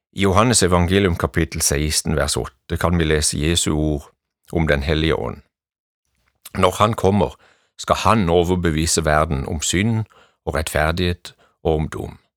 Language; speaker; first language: Norwegian; native; Norwegian